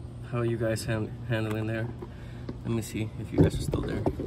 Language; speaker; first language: English; early bilingual, other home language; Spanish